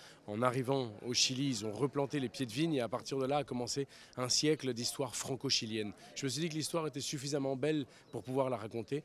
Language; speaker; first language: French; early bilingual, heritage; Spanish